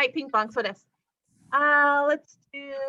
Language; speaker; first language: Japanese; non-native, fluent; English